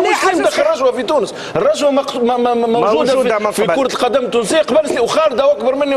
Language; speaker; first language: Arabic; native; Arabic